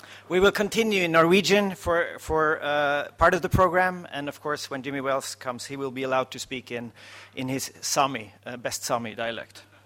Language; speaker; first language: English; non-native, fluent; Norwegian